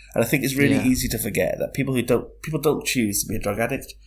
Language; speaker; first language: English; native; English